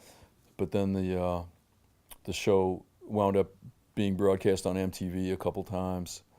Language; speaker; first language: English; native; English